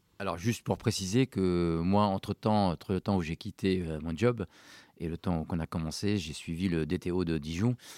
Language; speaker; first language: French; non-native, local second language; Arabic